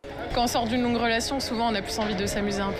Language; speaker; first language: French; native; French